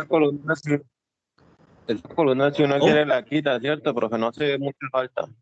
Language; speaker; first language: Spanish; native; Spanish